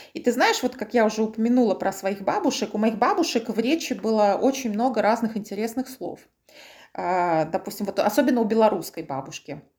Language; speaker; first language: Russian; native; Russian